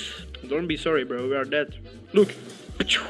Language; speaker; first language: English; non-native, learner; Czech